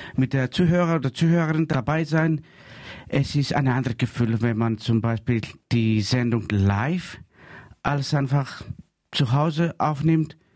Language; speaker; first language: German; non-native, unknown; Greek